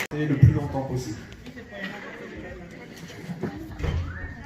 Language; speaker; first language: French; native; French